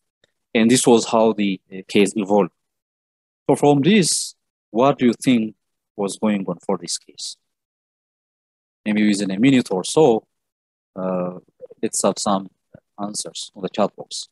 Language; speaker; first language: English; non-native, local second language; Amharic